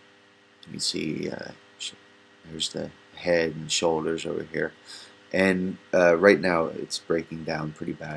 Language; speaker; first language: English; native; English